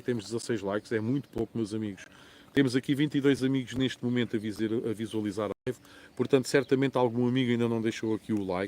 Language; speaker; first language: Portuguese; native; Portuguese